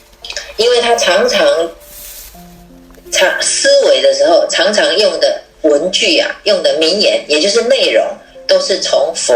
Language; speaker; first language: Chinese; native; Chinese